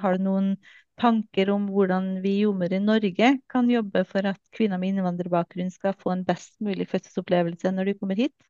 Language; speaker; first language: Norwegian; native; Norwegian